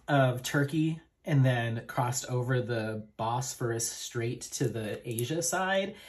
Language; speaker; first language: English; native; English